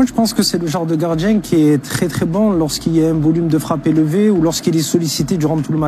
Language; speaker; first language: French; native; French